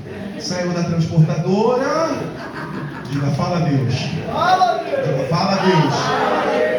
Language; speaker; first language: Portuguese; native; Portuguese